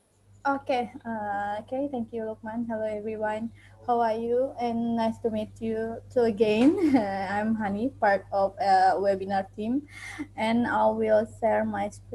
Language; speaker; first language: English; non-native, learner; Indonesian